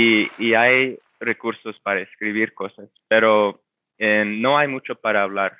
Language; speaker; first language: Spanish; non-native, fluent; English